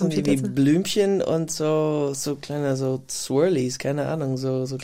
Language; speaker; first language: German; non-native, fluent; English